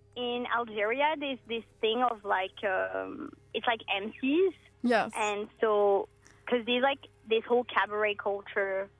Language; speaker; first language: English; early bilingual, heritage; French